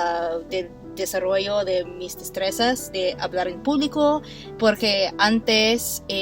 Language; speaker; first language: Spanish; non-native, fluent; English